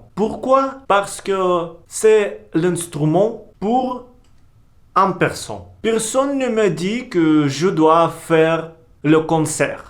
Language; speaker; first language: French; non-native, learner; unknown